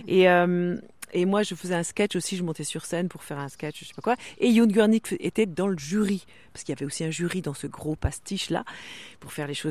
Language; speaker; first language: French; non-native, local second language; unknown